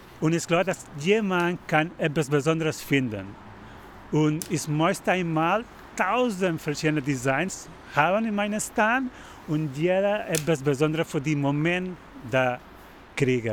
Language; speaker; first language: German; non-native, learner; Spanish